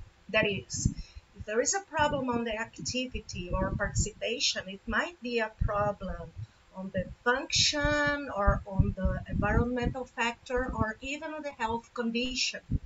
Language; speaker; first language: English; non-native, fluent; Portuguese